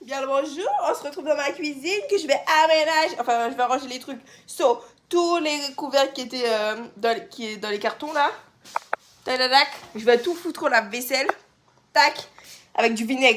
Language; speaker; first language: French; native; French